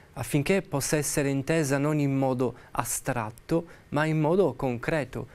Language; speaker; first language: Italian; native; Italian